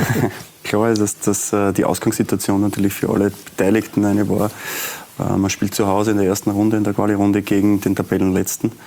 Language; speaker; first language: German; native; German